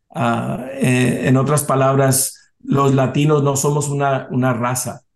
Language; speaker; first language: Spanish; early bilingual, heritage; Spanish